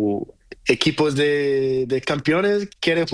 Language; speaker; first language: Spanish; non-native, learner; Portuguese